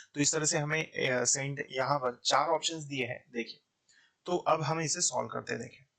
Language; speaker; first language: Hindi; native; Hindi